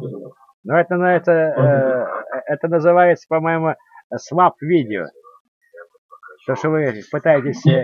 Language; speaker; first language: Russian; native; Russian